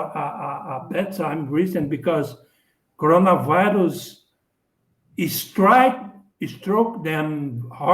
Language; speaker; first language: English; non-native, learner; Portuguese